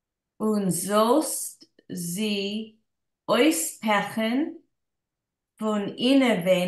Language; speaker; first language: German; non-native, learner; English